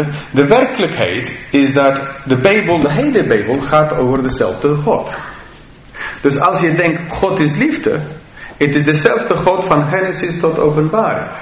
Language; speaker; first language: Dutch; non-native, fluent; English